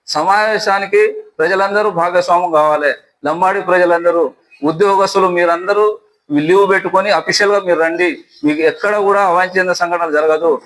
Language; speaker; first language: Telugu; non-native, local second language; Lambadi